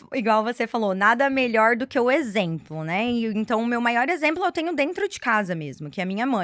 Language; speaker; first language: Portuguese; native; Portuguese